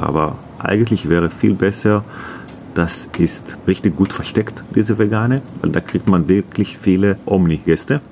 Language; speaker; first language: German; non-native, learner; Hebrew